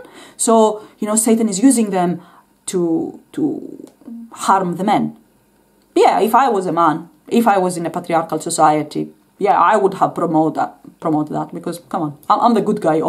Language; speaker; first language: English; non-native, fluent; Greek